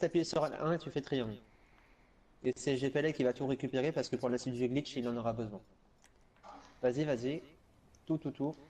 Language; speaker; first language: French; native; French